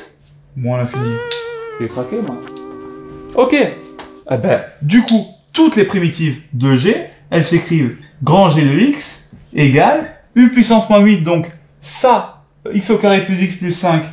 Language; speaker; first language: French; native; French